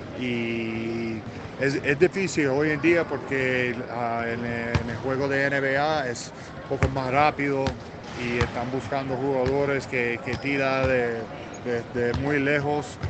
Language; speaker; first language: Spanish; early bilingual, heritage; English